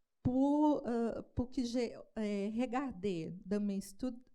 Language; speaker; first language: French; non-native, learner; Portuguese